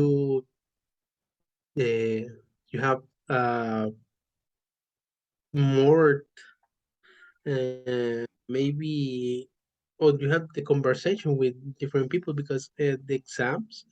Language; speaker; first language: English; non-native, learner; Spanish